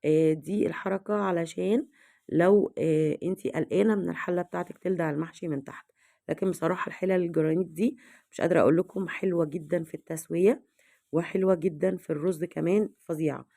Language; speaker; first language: Arabic; native; Arabic